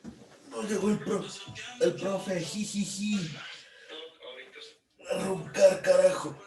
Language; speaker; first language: Spanish; native; Spanish